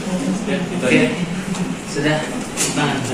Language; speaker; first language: Indonesian; native; Indonesian